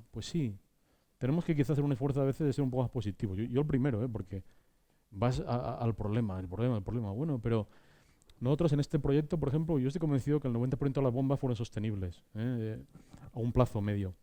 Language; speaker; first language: Spanish; native; Spanish